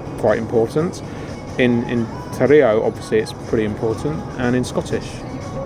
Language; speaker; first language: English; native; English